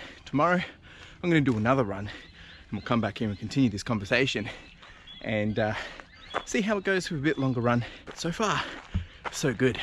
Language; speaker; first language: English; native; English